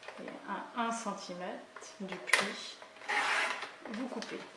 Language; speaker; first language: French; native; French